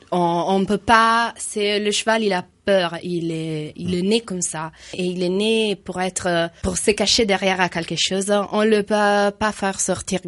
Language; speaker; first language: French; non-native, fluent; Italian